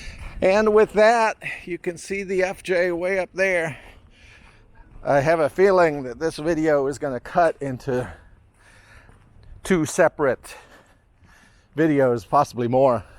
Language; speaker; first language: English; native; English